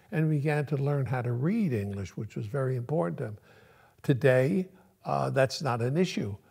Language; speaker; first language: English; early bilingual, other home language; Yiddish